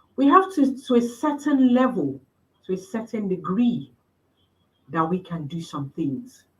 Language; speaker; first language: English; non-native, local second language; Yoruba